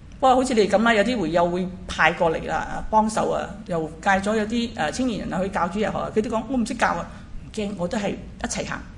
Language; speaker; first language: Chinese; native; Chinese